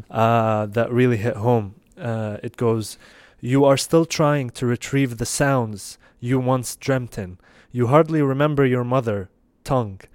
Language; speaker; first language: English; non-native, fluent; Arabic